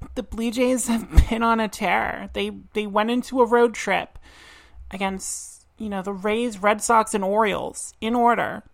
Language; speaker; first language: English; native; English